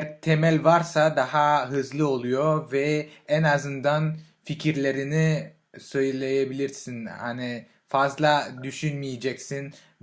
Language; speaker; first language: Turkish; non-native, learner; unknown